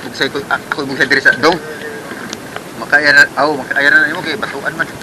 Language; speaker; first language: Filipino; non-native, local second language; Cebuano